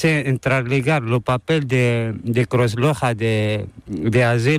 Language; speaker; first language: Spanish; non-native, learner; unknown